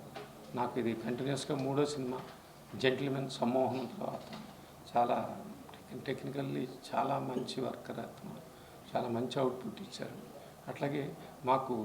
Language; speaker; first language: Telugu; native; Telugu